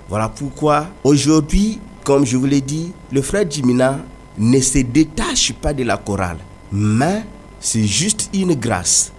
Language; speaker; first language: French; non-native, local second language; Kongo